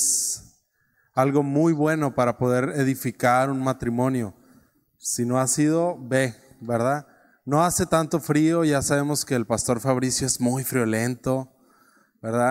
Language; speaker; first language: Spanish; native; Spanish